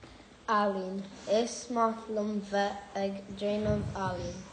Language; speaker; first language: Irish; non-native, local second language; English